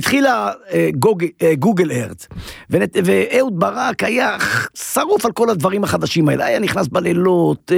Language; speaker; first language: Hebrew; native; Hebrew